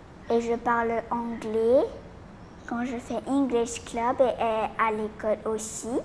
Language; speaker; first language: French; non-native, learner; Chinese